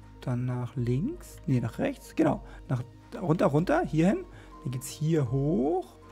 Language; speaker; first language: German; native; German